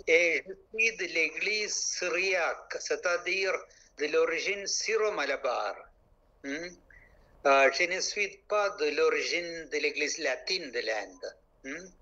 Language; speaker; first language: French; non-native, local second language; Malayalam